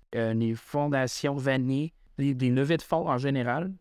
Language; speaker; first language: French; native; French